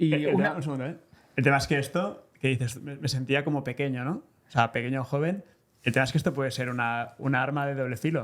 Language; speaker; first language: Spanish; native; Spanish